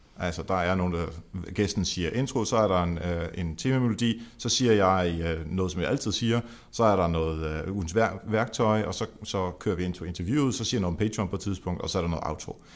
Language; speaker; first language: Danish; native; Danish